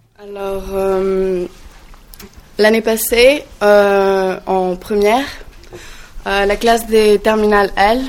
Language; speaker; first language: French; non-native, learner; Greek